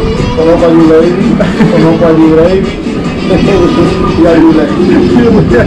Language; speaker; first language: Spanish; native; Spanish